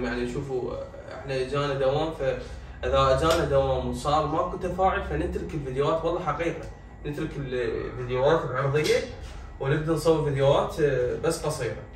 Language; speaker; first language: Arabic; native; Arabic